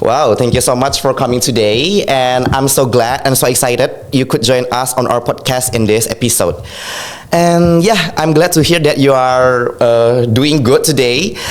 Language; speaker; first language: English; non-native, fluent; Indonesian